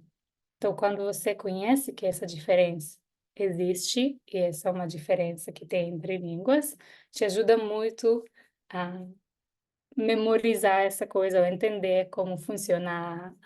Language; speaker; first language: Portuguese; non-native, fluent; Hebrew